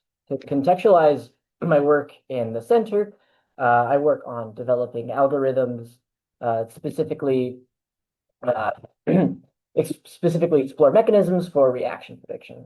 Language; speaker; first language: English; native; English